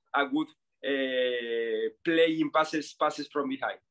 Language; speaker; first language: English; non-native, fluent; Spanish